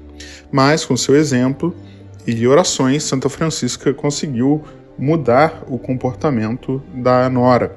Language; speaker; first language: Portuguese; native; Portuguese